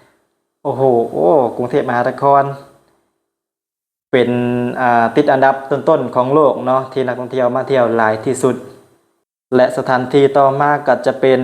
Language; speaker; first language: Thai; non-native, local second language; Northeastern Thai